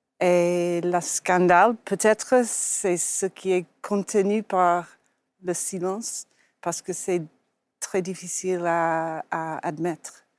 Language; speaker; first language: French; non-native, fluent; English